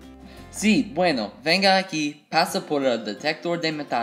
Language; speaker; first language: Spanish; non-native, learner; English